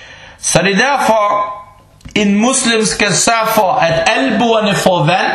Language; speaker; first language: Danish; early bilingual, other home language; Arabic